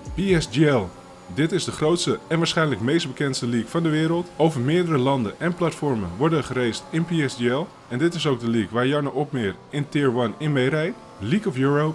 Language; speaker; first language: Dutch; native; Dutch